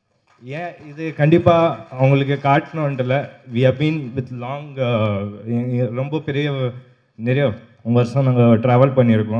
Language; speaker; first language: Tamil; non-native, local second language; Kannada